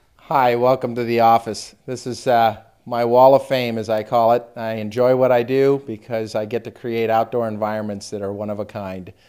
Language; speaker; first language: English; native; English